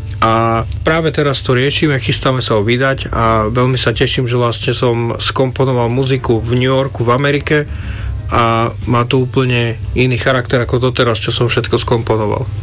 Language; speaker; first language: Slovak; native; Slovak